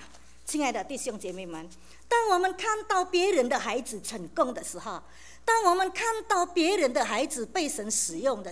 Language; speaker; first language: Chinese; native; Chinese